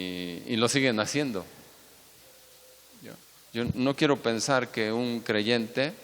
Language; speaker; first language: Spanish; native; Spanish